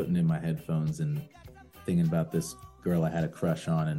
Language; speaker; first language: English; native; English